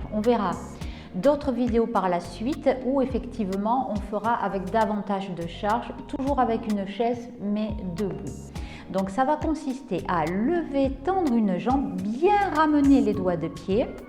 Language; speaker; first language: French; native; French